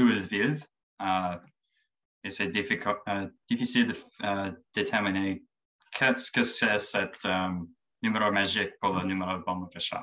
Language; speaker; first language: French; non-native, learner; English